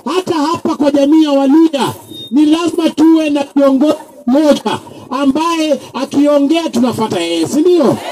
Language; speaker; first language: Swahili; non-native, local second language; Luyia